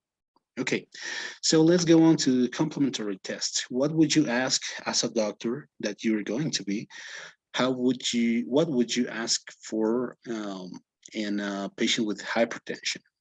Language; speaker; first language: English; non-native, fluent; Spanish